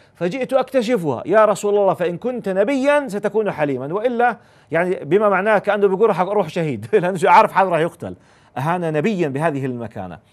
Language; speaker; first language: Arabic; native; Arabic